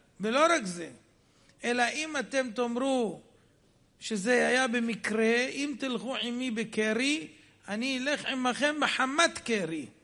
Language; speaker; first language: Hebrew; native; Hebrew